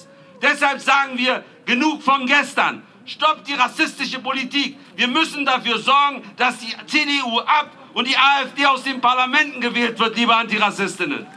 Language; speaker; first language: German; native; German